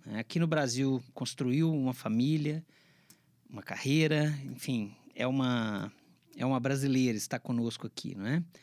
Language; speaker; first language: Portuguese; native; Portuguese